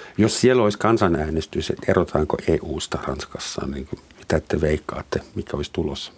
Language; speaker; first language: Finnish; non-native, fluent; German